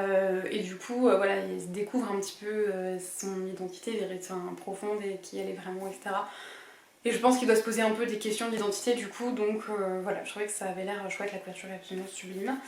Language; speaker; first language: French; native; French